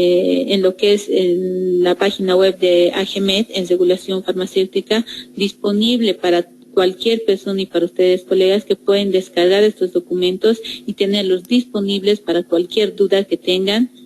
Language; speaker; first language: Spanish; native; Spanish